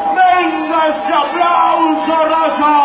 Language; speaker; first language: Spanish; native; Spanish